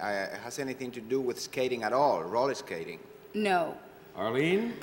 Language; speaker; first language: English; non-native, fluent; Spanish